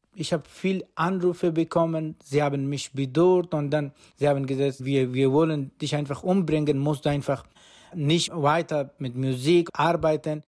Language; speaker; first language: German; non-native, learner; Persian